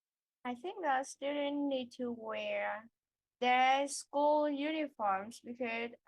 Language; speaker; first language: English; non-native, learner; Vietnamese